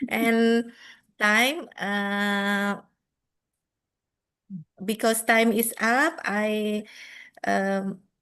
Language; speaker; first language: English; non-native, fluent; Indonesian